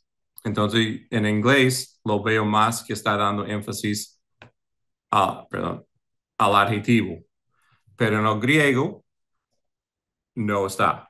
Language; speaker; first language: Spanish; non-native, fluent; English